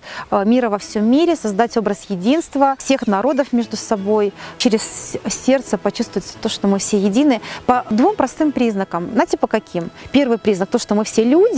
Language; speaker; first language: Russian; native; Russian